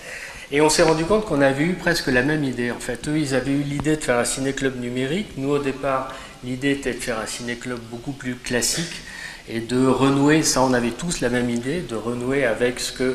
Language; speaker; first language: French; native; French